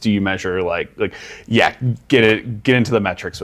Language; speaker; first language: English; native; English